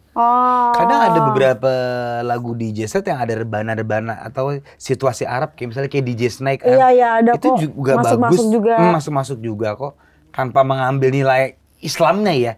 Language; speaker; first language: Indonesian; native; Indonesian